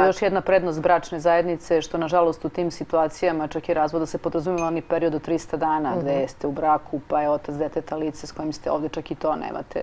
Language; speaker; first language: Croatian; native; Croatian